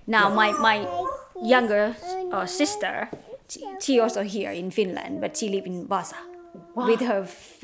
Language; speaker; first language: English; non-native, learner; Thai